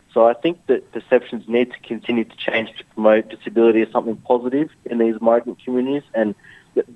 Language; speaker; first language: English; native; English